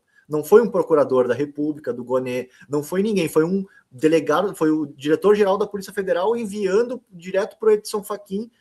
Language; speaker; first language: Portuguese; native; Portuguese